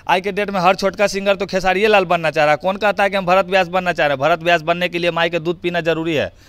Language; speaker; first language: Hindi; native; Hindi